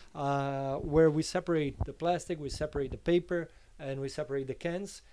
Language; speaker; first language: English; non-native, fluent; Portuguese